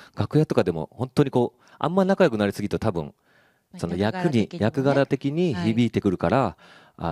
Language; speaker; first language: Japanese; native; Japanese